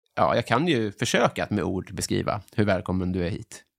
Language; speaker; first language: Swedish; native; Swedish